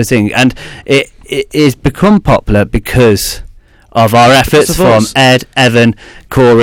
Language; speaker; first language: English; native; English